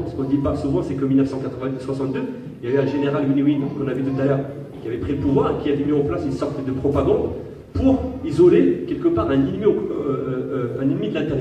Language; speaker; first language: French; native; French